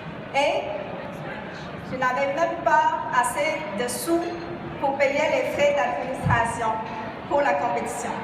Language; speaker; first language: French; non-native, fluent; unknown